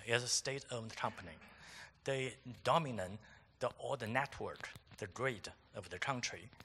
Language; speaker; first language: English; non-native, fluent; Chinese